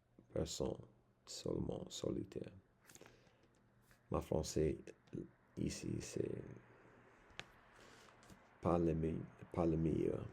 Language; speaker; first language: French; non-native, learner; English